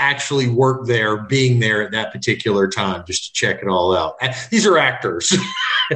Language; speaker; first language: English; native; English